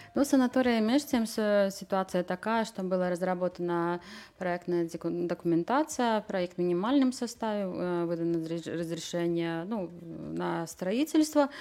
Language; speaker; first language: Russian; non-native, local second language; Latvian